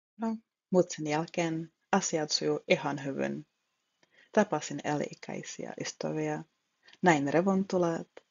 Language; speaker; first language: Finnish; non-native, fluent; Czech